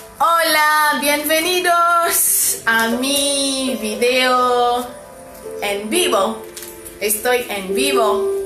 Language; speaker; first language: Spanish; non-native, fluent; Haitian Creole